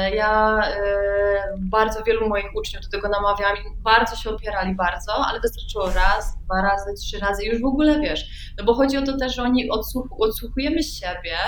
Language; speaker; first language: Polish; early bilingual, heritage; Polish